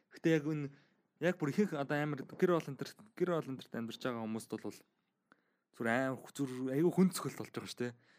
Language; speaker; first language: Mongolian; native; Mongolian